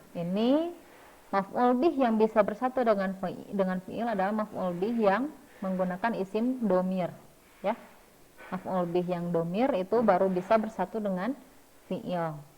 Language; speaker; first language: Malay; non-native, local second language; Sundanese